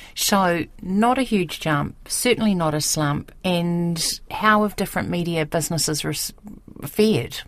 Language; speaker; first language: English; native; English